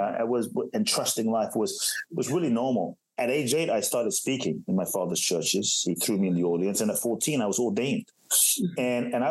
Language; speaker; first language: English; native; English